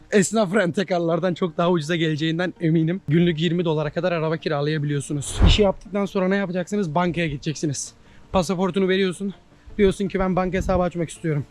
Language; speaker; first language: Turkish; native; Turkish